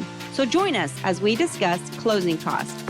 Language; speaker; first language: English; native; English